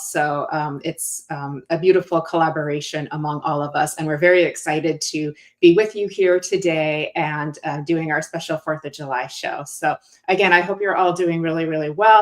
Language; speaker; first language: English; native; English